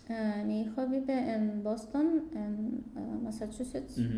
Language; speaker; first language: Spanish; non-native, learner; Russian